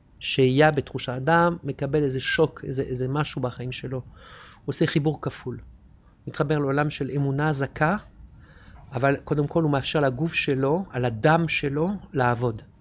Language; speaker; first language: Hebrew; non-native, fluent; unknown